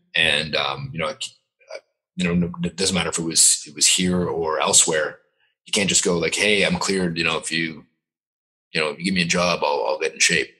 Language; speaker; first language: English; native; English